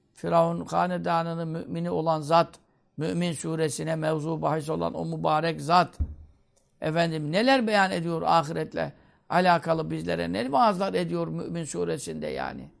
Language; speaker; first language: Turkish; native; Turkish